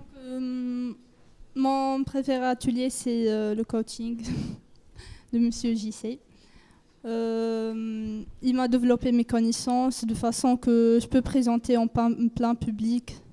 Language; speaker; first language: French; non-native, learner; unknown